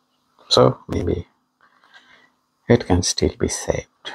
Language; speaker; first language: English; non-native, fluent; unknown